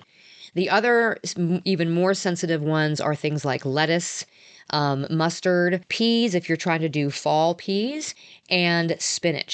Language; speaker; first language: English; native; English